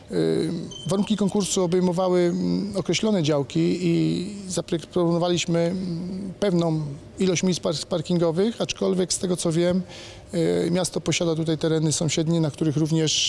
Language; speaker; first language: Polish; native; Polish